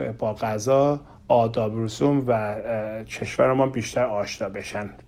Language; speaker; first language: Persian; non-native, learner; Turkish